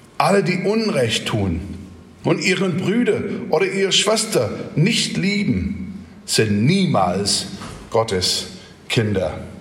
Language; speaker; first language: German; non-native, fluent; English